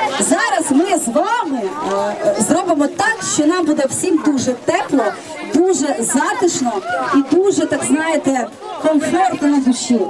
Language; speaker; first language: Ukrainian; native; Ukrainian